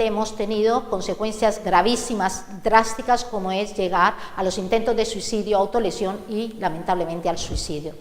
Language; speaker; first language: Spanish; native; Spanish